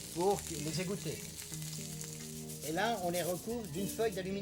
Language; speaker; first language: French; native; French